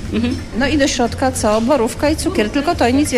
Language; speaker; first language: Polish; native; Polish